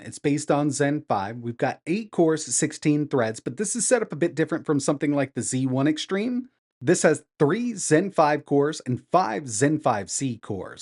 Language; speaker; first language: English; native; English